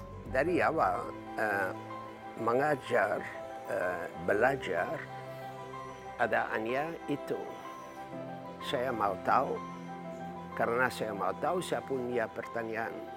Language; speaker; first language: Indonesian; non-native, fluent; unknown